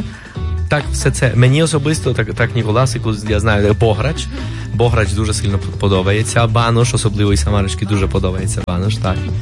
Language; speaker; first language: Ukrainian; non-native, fluent; Spanish